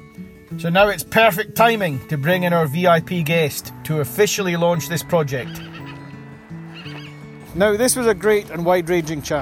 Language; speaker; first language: English; native; English